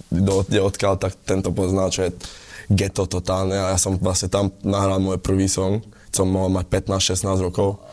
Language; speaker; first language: Slovak; early bilingual, other home language; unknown